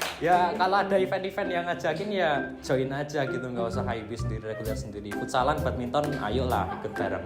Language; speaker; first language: Indonesian; non-native, local second language; Javanese